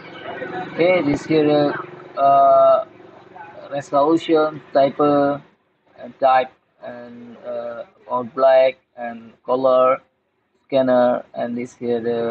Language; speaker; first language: English; non-native, learner; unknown